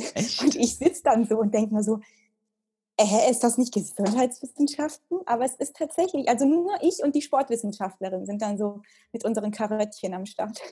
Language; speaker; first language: German; early bilingual, heritage; Italian